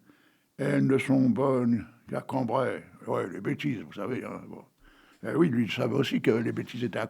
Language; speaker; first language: French; native; French